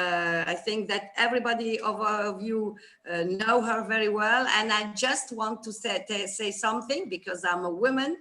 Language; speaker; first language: English; non-native, fluent; Arabic